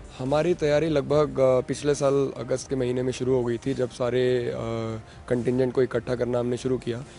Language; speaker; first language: Hindi; native; Hindi